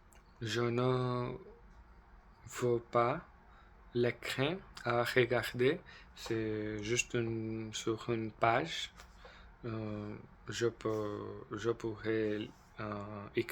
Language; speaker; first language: French; non-native, learner; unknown